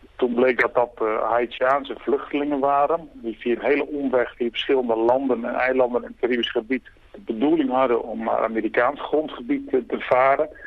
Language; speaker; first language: Dutch; native; Dutch